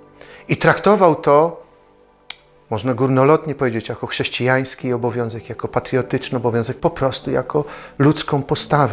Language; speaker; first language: Polish; native; Polish